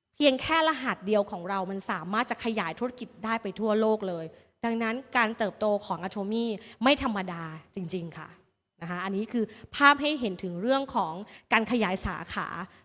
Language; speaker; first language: Thai; native; Thai